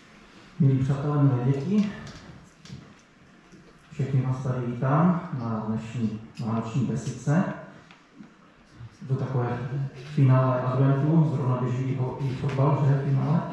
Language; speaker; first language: Czech; native; Czech